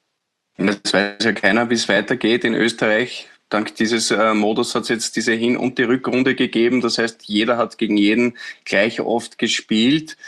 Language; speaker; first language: German; native; German